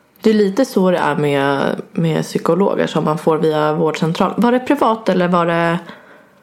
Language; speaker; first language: Swedish; native; Swedish